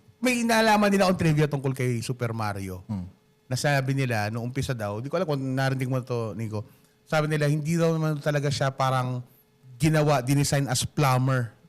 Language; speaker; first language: Filipino; native; Filipino